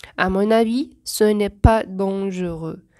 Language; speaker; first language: French; non-native, fluent; Arabic